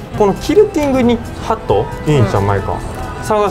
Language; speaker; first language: Japanese; native; Japanese